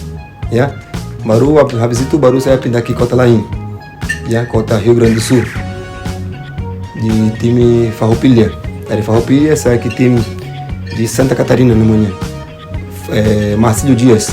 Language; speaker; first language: Indonesian; non-native, fluent; Portuguese